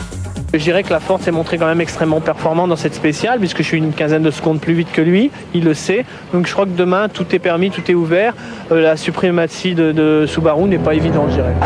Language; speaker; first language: French; native; French